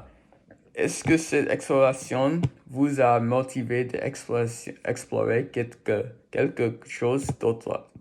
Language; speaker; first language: French; non-native, learner; English